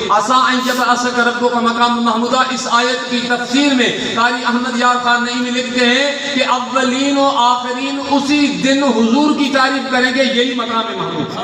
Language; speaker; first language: Urdu; non-native, local second language; Sindhi